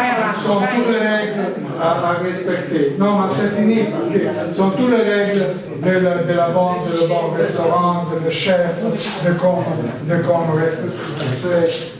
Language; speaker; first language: French; non-native, learner; Italian